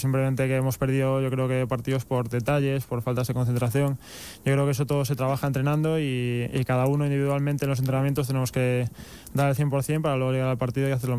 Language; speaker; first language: Spanish; native; Spanish